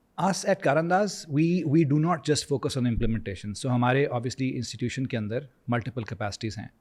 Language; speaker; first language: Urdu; native; Urdu